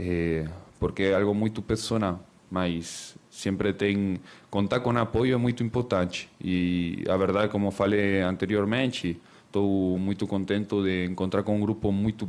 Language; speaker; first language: Portuguese; non-native, fluent; Spanish